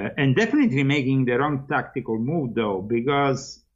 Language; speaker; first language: English; non-native, fluent; Italian